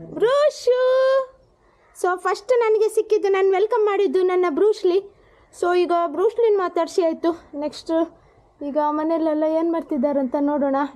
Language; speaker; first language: Kannada; native; Kannada